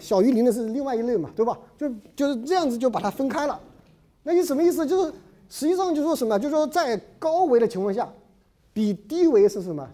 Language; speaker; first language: Chinese; native; Chinese